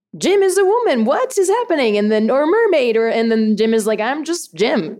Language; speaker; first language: English; early bilingual, other home language; Spanish